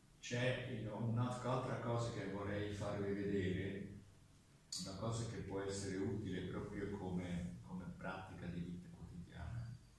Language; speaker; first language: Italian; non-native, local second language; German